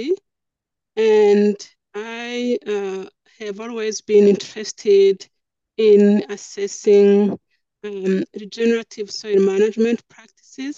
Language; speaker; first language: English; non-native, local second language; Kinyarwanda